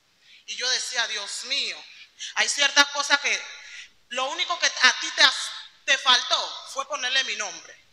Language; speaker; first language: Spanish; native; Spanish